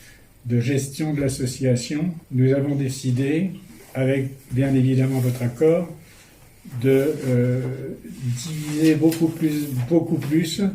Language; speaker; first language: French; native; French